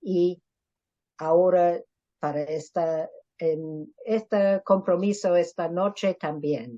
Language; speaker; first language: Spanish; non-native, fluent; English